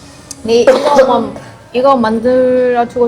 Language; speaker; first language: Korean; non-native, learner; Vietnamese